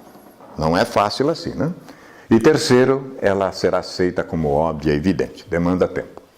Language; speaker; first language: Portuguese; native; Portuguese